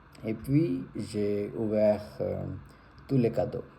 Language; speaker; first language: French; non-native, learner; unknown